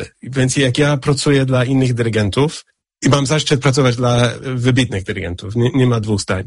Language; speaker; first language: Polish; non-native, fluent; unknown